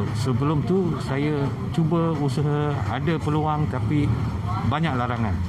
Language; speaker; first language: Malay; non-native, local second language; Tamil